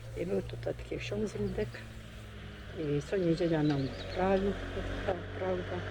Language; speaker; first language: Polish; early bilingual, heritage; Polish